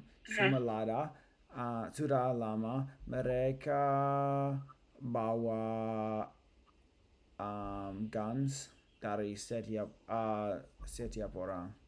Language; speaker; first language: Indonesian; non-native, learner; English